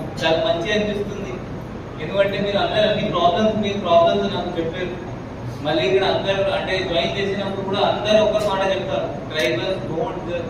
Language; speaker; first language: Telugu; native; Telugu